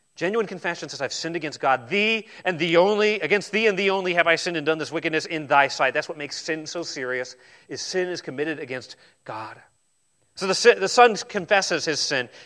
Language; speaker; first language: English; native; English